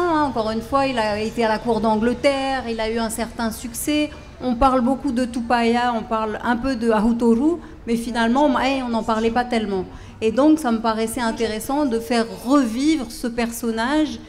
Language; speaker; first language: French; native; French